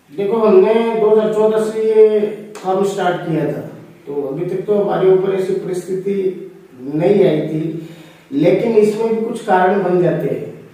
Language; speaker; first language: Hindi; native; Hindi